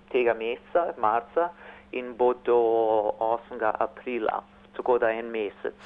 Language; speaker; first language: Slovenian; early bilingual, heritage; Slovenian